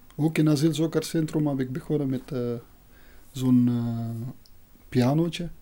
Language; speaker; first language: Dutch; non-native, fluent; Persian